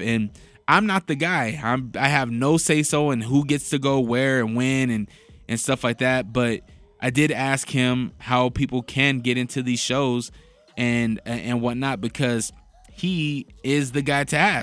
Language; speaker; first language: English; native; English